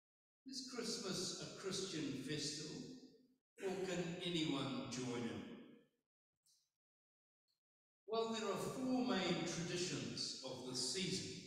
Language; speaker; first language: English; native; English